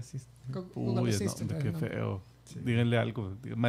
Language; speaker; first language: Spanish; native; Spanish